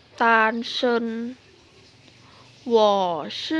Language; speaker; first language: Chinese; non-native, fluent; Thai